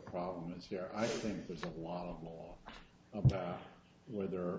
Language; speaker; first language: English; native; English